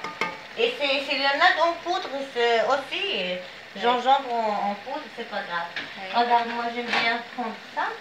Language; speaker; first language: French; non-native, fluent; Arabic